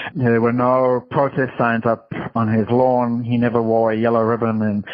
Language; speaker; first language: English; native; English